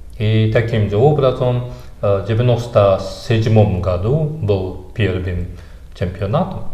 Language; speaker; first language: Russian; non-native, fluent; Japanese